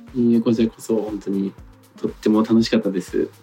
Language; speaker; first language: Japanese; early bilingual, heritage; English